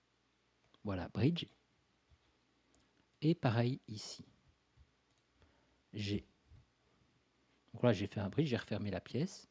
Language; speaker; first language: French; native; French